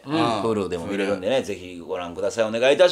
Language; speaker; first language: Japanese; native; Japanese